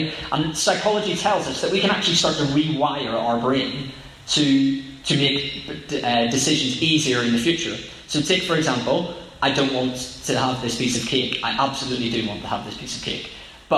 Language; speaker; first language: English; native; English